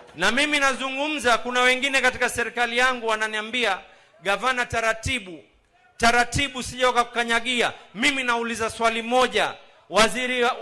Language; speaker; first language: Swahili; native; Swahili